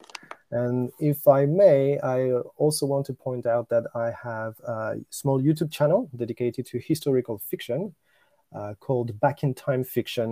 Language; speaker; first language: English; non-native, fluent; French